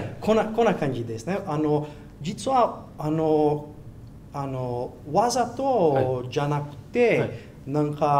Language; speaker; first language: Japanese; non-native, learner; Portuguese